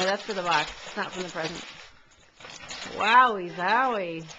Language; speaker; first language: English; native; English